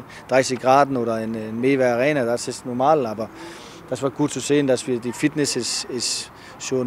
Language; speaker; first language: German; non-native, fluent; Danish